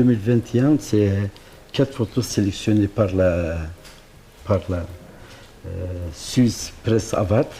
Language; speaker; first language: French; non-native, learner; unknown